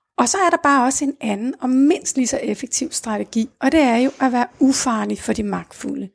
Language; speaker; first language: Danish; native; Danish